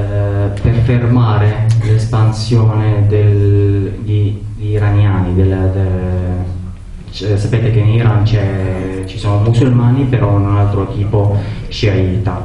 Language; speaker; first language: Italian; non-native, learner; Arabic